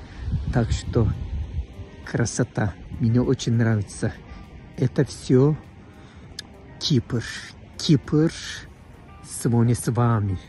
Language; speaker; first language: Russian; non-native, fluent; Turkish